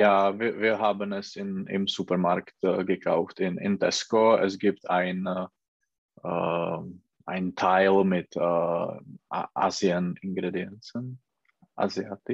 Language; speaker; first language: German; non-native, learner; Czech